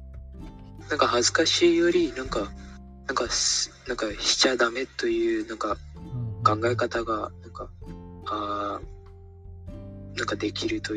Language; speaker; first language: Japanese; non-native, fluent; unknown